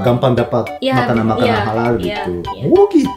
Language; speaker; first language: Indonesian; non-native, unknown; Japanese